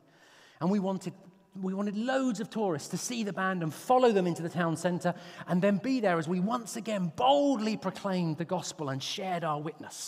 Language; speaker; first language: English; native; English